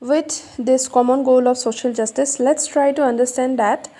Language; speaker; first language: English; non-native, local second language; Assamese